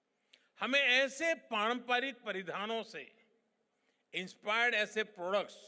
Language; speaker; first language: Hindi; non-native, local second language; Gujarati